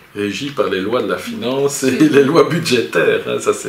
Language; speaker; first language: French; native; French